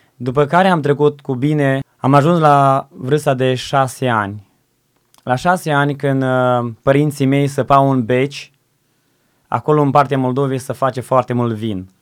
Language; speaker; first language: Romanian; native; Romanian